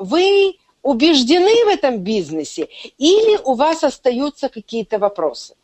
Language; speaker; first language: Russian; native; Russian